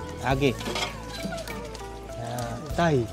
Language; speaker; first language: Portuguese; non-native, learner; Vietnamese